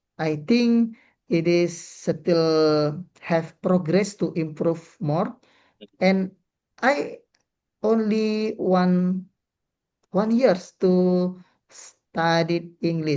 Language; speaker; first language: English; non-native, learner; Indonesian